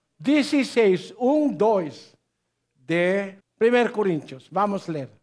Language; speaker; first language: Portuguese; non-native, learner; Filipino